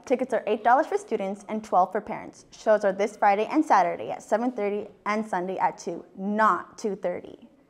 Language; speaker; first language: English; native; English